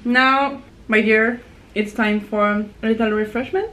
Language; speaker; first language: English; non-native, fluent; French